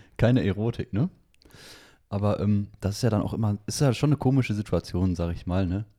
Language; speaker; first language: German; native; German